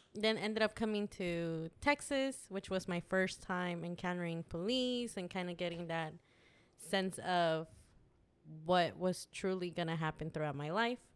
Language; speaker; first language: English; early bilingual, other home language; Spanish